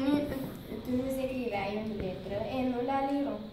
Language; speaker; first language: French; native; French